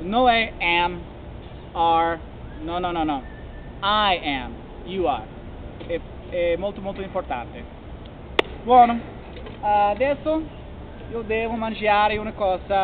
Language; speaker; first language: Italian; non-native, learner; English